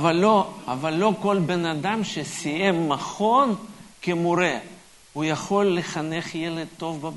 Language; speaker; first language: Hebrew; non-native, fluent; Russian